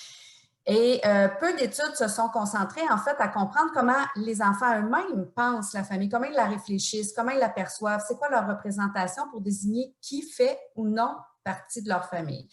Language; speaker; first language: French; native; French